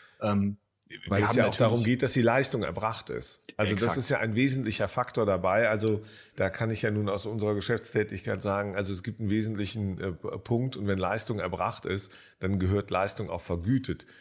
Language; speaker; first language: German; native; German